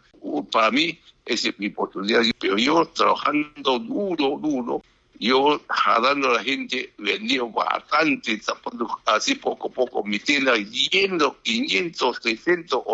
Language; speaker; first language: Spanish; non-native, learner; Chinese